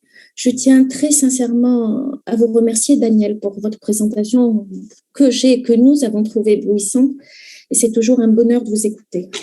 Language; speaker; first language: French; native; French